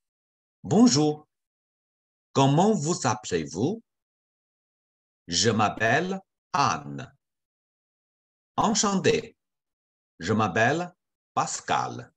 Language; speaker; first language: French; non-native, fluent; Chinese